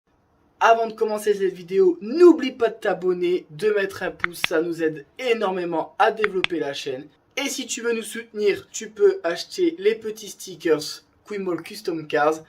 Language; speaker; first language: French; native; French